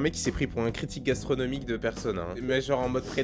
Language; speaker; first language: French; native; French